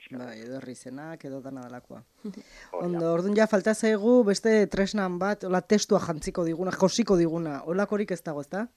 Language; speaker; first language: Basque; native; Basque